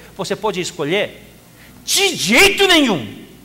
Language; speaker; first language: Portuguese; non-native, fluent; Korean